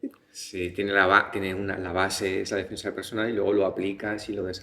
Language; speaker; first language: Spanish; native; Spanish